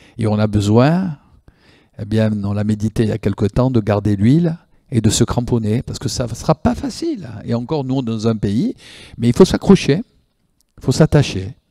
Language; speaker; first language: French; native; French